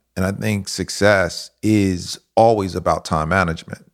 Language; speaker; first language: English; native; English